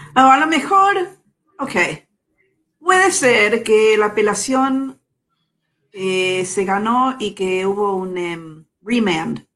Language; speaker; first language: Spanish; non-native, fluent; English